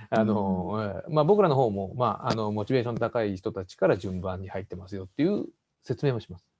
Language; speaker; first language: Japanese; native; Japanese